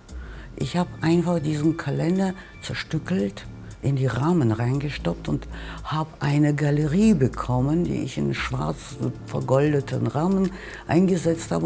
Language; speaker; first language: German; non-native, fluent; Russian